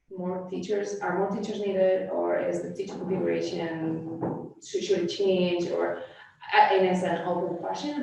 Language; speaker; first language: English; non-native, fluent; Spanish